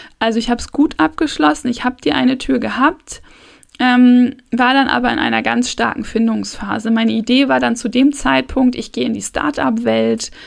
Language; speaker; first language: German; native; German